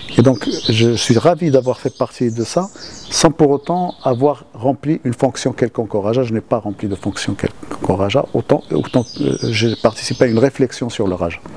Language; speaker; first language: French; non-native, local second language; Arabic